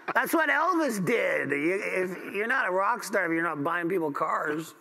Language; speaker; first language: English; native; English